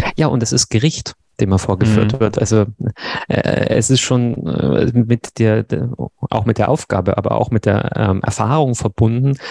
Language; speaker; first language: German; native; German